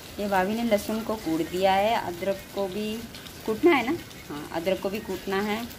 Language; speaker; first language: Hindi; non-native, local second language; Nepali